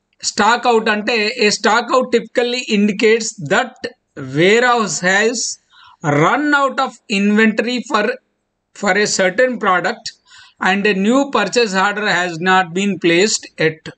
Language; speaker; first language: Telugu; native; Telugu